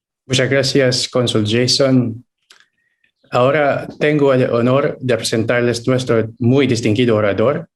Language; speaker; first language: Spanish; non-native, fluent; Filipino